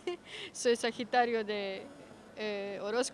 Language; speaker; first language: Spanish; non-native, fluent; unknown